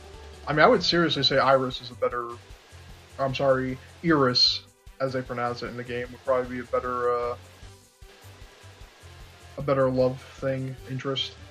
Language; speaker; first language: English; native; English